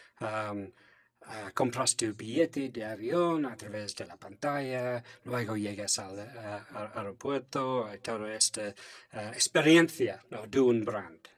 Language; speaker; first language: Spanish; non-native, fluent; English